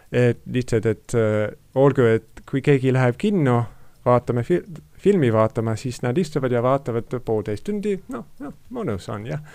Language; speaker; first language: Estonian; non-native, fluent; English